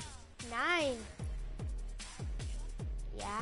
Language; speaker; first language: German; early bilingual, other home language; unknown